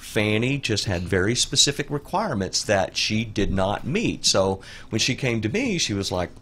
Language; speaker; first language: English; native; English